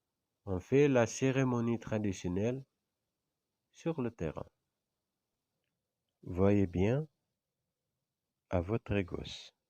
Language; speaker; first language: French; non-native, fluent; Indonesian